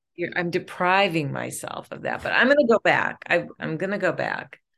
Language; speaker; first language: English; native; English